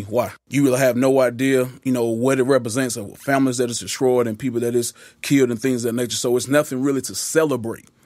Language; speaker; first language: English; native; English